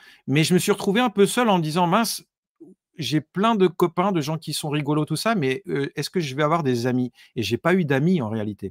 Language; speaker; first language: French; native; French